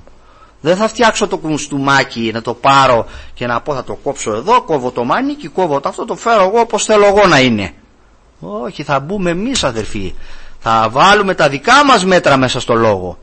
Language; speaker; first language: Greek; native; Greek